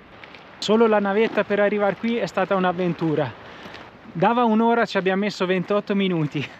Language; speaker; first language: Italian; native; Italian